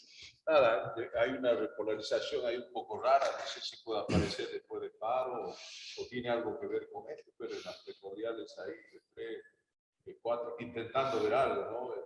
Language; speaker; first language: Spanish; native; Spanish